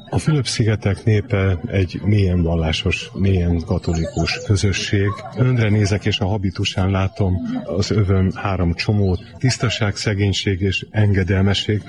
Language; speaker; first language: Hungarian; native; Hungarian